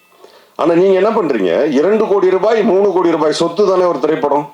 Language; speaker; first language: Tamil; native; Tamil